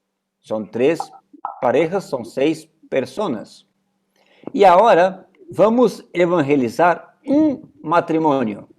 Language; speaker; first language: Spanish; non-native, fluent; Portuguese